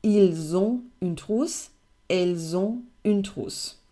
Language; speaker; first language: French; non-native, fluent; German